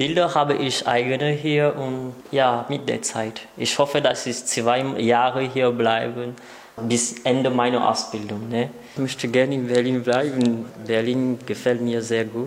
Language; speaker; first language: German; non-native, learner; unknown